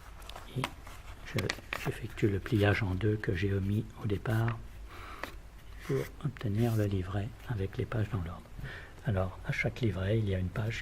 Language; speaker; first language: French; native; French